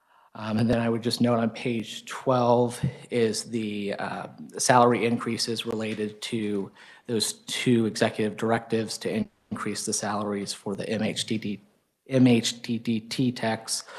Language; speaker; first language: English; native; English